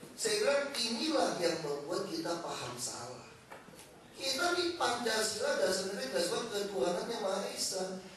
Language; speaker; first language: Indonesian; native; Indonesian